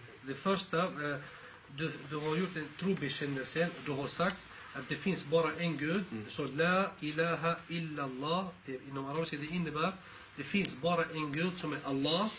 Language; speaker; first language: Swedish; early bilingual, other home language; Arabic